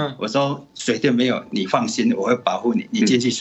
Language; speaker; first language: Chinese; native; Chinese